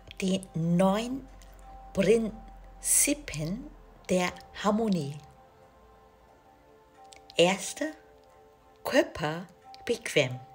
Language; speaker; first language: German; non-native, learner; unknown